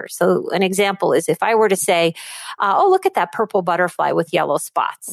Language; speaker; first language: English; native; English